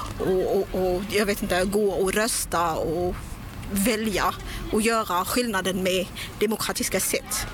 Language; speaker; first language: Swedish; non-native, local second language; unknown